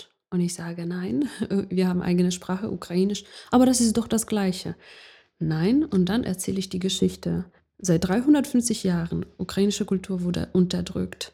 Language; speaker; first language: German; non-native, fluent; Ukrainian